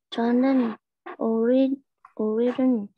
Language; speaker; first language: Korean; non-native, learner; Vietnamese